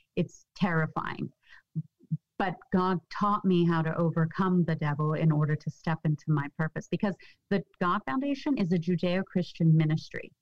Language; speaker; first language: English; native; English